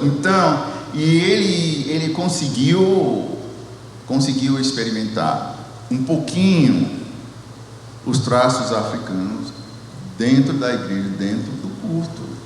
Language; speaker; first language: Portuguese; non-native, fluent; English